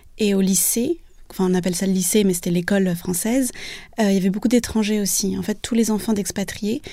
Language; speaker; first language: French; early bilingual, other home language; Vietnamese